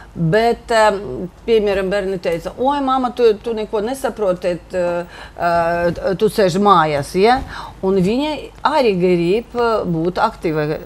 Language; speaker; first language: Latvian; non-native, local second language; Russian